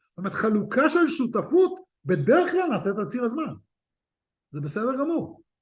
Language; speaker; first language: Hebrew; native; Hebrew